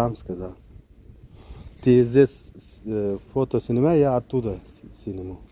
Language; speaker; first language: Russian; non-native, learner; Uzbek